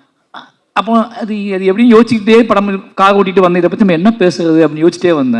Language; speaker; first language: Tamil; native; Tamil